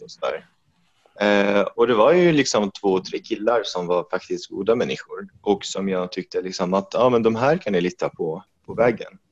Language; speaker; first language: Swedish; non-native, fluent; Arabic